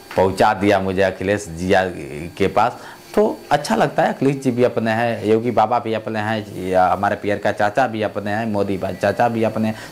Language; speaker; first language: Hindi; native; Hindi